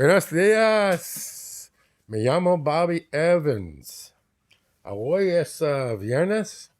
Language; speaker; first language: Spanish; non-native, learner; English